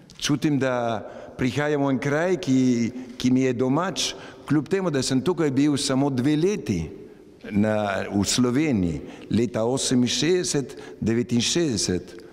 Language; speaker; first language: Slovenian; early bilingual, heritage; Slovenian